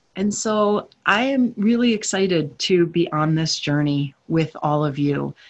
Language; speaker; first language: English; native; English